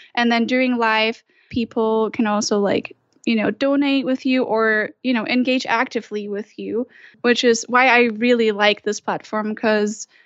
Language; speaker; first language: English; non-native, fluent; German